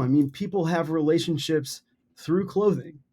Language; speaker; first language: English; native; English